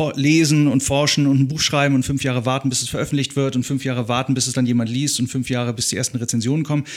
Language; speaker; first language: German; native; German